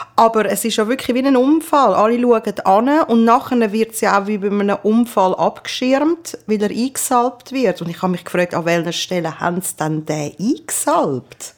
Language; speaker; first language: German; early bilingual, other home language; Persian